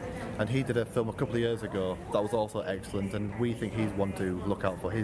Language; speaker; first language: English; native; English